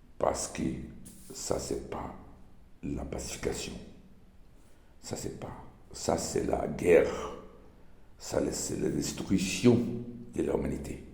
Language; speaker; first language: French; non-native, learner; Portuguese